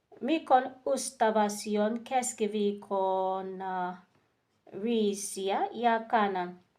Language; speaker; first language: Finnish; non-native, learner; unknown